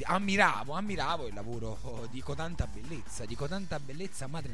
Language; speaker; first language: Italian; native; Italian